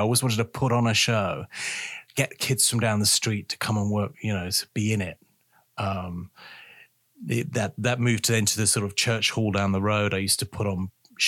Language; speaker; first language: English; native; English